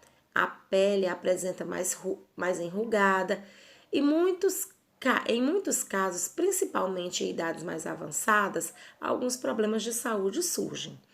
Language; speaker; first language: Portuguese; native; Portuguese